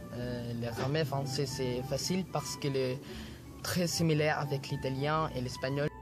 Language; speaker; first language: French; non-native, learner; Filipino